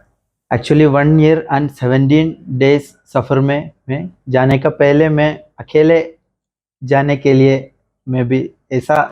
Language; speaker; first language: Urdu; non-native, local second language; Malayalam